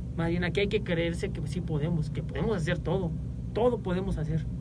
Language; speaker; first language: Spanish; native; Spanish